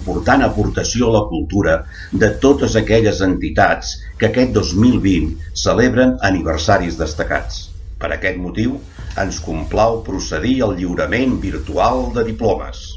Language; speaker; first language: Catalan; native; Catalan